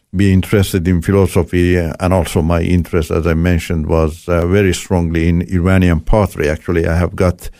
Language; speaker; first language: English; non-native, fluent; Turkish